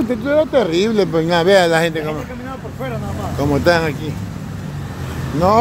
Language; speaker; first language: Spanish; native; Spanish